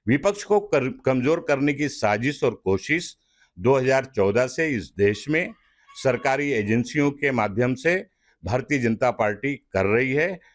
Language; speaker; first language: Hindi; non-native, local second language; Marathi